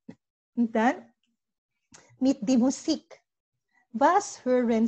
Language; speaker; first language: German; non-native, learner; Filipino